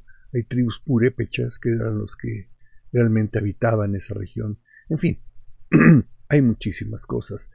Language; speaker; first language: Spanish; native; Spanish